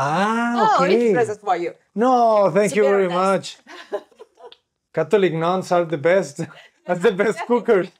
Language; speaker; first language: English; non-native, fluent; Spanish